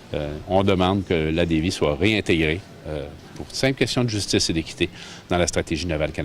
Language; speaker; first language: French; native; French